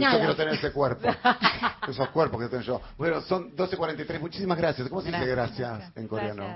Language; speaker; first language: Spanish; native; Spanish